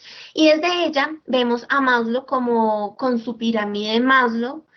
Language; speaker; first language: Spanish; native; Spanish